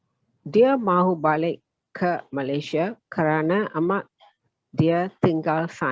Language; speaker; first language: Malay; non-native, learner; Tamil